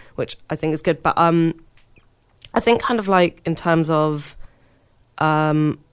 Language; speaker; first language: English; early bilingual, other home language; Hindi